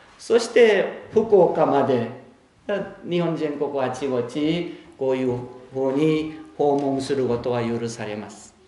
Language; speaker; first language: Japanese; non-native, fluent; Korean